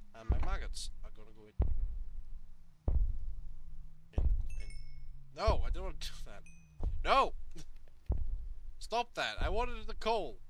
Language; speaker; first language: English; native; English